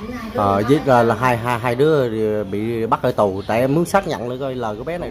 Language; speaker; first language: Vietnamese; native; Vietnamese